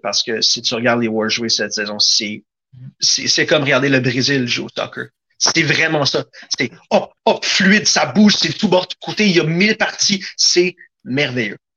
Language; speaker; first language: French; native; French